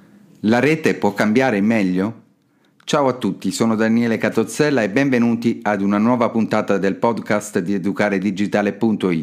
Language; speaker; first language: Italian; native; Italian